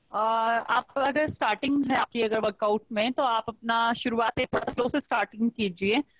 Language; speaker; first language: Hindi; native; Hindi